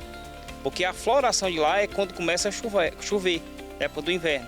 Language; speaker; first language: Portuguese; native; Portuguese